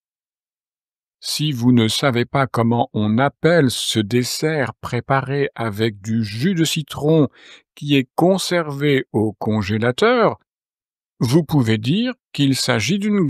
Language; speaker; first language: French; native; French